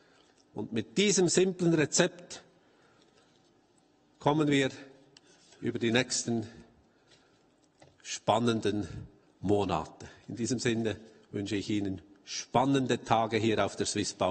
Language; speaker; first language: German; native; German